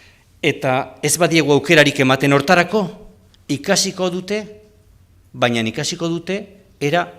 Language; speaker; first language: Basque; native; Basque